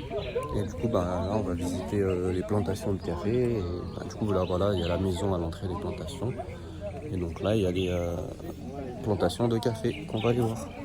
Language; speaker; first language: French; native; French